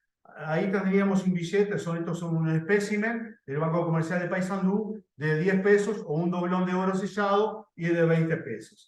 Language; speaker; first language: Spanish; native; Spanish